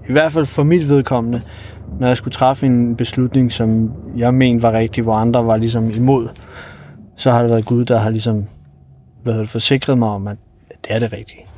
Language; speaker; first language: Danish; early bilingual, other home language; Albanian